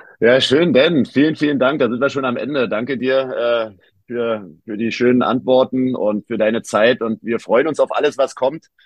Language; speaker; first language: German; native; German